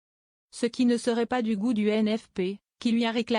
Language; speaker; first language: French; native; French